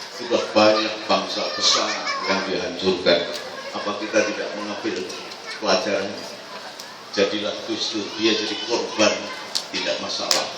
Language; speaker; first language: Indonesian; non-native, local second language; Javanese